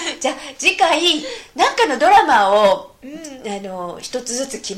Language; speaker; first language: Japanese; native; Japanese